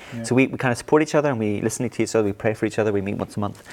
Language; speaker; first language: English; native; English